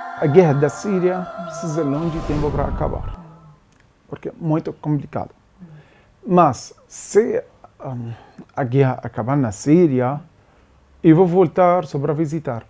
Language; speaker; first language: Portuguese; non-native, learner; Arabic